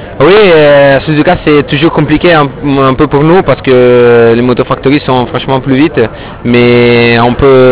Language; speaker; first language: French; non-native, fluent; Italian